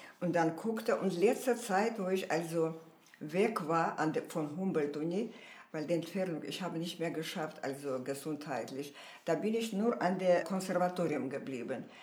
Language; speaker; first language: German; non-native, fluent; Armenian